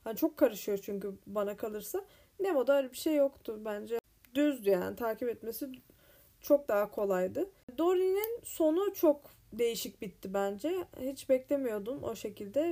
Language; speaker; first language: Turkish; native; Turkish